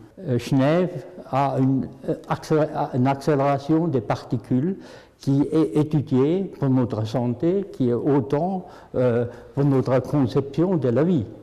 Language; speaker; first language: French; non-native, fluent; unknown